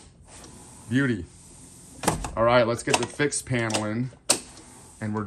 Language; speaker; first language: English; native; English